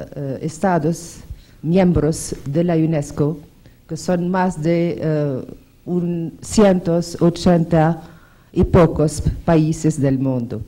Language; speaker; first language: Spanish; non-native, fluent; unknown